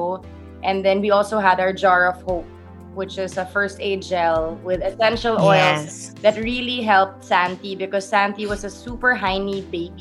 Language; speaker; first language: English; non-native, local second language; Filipino